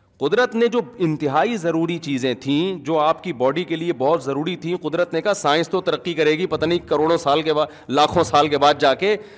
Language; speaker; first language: Urdu; native; Urdu